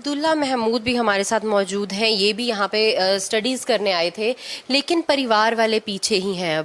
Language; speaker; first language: Hindi; non-native, local second language; Punjabi